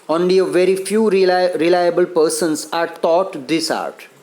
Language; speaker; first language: English; non-native, local second language; Gujarati